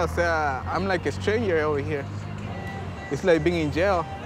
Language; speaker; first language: English; early bilingual, other home language; Spanish